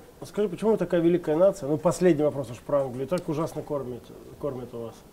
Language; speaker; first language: Russian; native; Russian